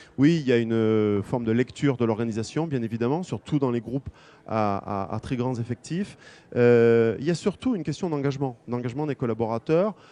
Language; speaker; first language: French; native; French